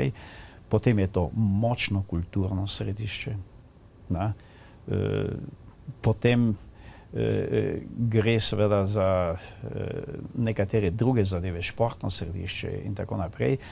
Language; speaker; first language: Slovenian; native; Slovenian